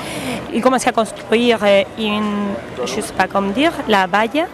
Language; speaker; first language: French; non-native, learner; Spanish